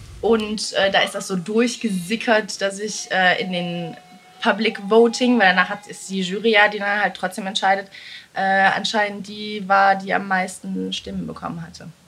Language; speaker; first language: German; early bilingual, other home language; Italian